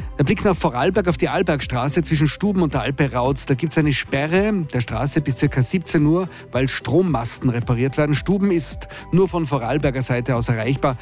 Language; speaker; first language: German; native; German